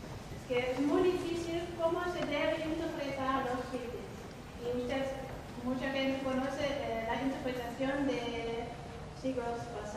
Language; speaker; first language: Spanish; non-native, fluent; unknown